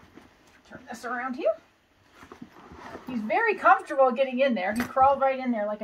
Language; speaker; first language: English; native; English